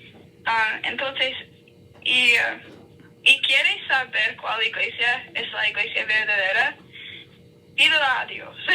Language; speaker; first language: Spanish; non-native, learner; English